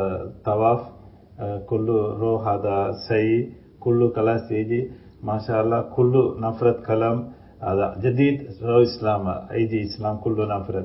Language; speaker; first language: Arabic; non-native, learner; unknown